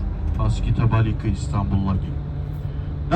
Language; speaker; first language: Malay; non-native, fluent; Turkish